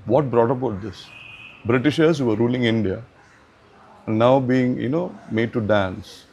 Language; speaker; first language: English; non-native, local second language; Malayalam